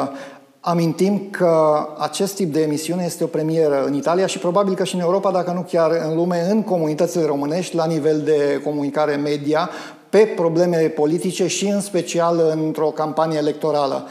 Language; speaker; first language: Romanian; native; Romanian